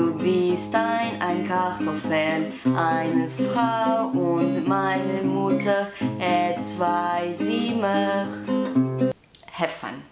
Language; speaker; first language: German; non-native, learner; Portuguese